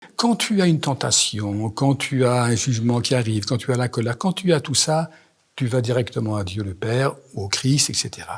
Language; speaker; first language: French; native; French